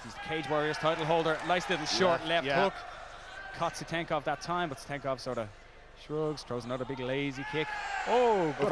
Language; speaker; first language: English; native; English